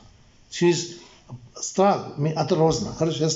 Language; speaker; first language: Russian; non-native, learner; Tibetan